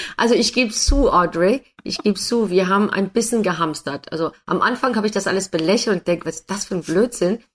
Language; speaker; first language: German; non-native, fluent; English